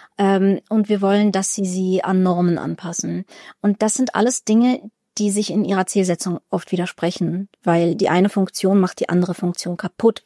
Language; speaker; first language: German; early bilingual, other home language; Russian